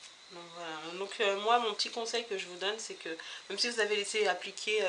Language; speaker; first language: French; native; French